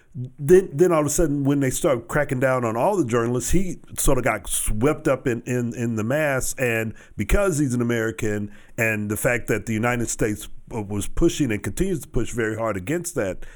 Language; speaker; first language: English; native; English